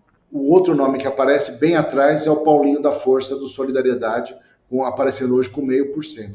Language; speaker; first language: Portuguese; native; Portuguese